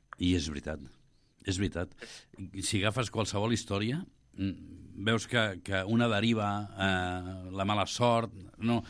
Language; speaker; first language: Catalan; native; Catalan